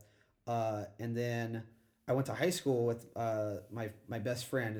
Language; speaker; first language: English; native; English